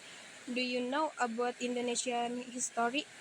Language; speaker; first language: English; non-native, learner; Indonesian